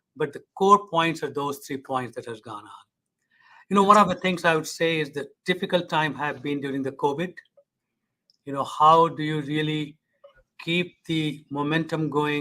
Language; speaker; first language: English; non-native, fluent; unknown